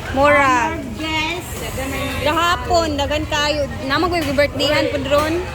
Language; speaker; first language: Filipino; non-native, local second language; Cebuano